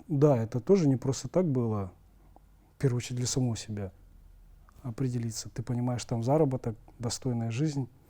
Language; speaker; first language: Russian; native; Russian